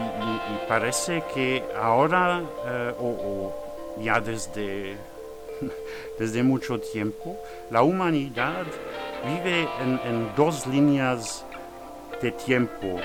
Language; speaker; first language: Spanish; non-native, learner; French